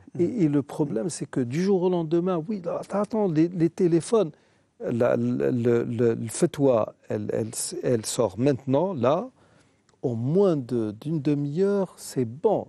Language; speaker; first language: French; non-native, local second language; Arabic